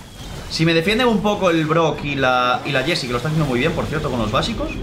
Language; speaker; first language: Spanish; native; Spanish